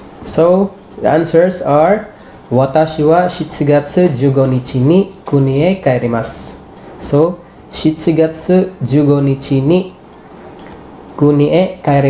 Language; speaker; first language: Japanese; non-native, fluent; English